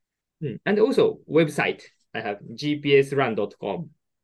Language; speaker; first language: English; non-native, learner; Japanese